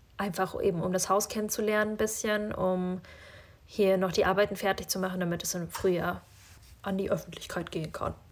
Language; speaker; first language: German; early bilingual, other home language; Russian